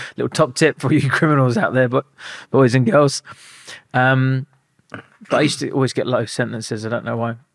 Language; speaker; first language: English; native; English